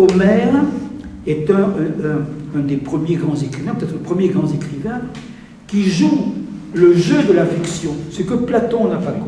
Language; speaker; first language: French; native; French